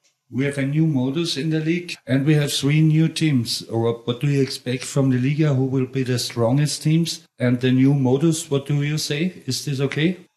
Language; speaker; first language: English; non-native, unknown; German